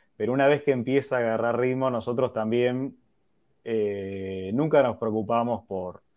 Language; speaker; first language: Spanish; native; Spanish